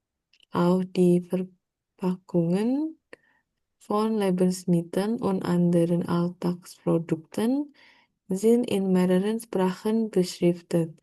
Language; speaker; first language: German; non-native, learner; Indonesian